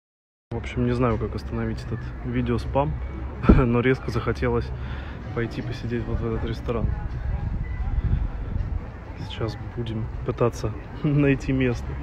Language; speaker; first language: Russian; native; Russian